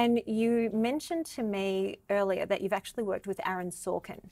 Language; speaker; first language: English; native; English